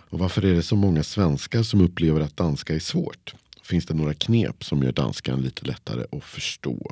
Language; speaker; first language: Swedish; native; Swedish